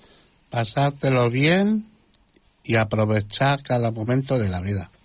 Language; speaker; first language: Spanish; non-native, local second language; Catalan